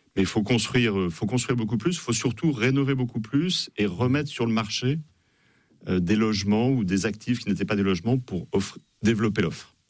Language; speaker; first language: French; native; French